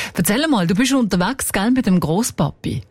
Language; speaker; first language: German; native; German